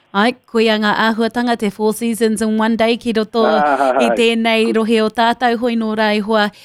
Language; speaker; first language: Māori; native; Māori